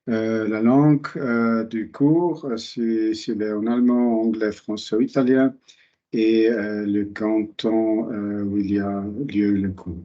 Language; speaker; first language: French; non-native, local second language; German